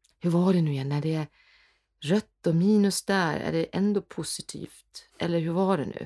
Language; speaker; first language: Swedish; non-native, fluent; German